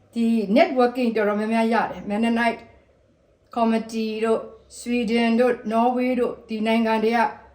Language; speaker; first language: Burmese; non-native, local second language; S'gaw Karen